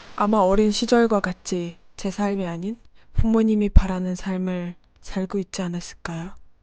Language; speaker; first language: Korean; non-native, fluent; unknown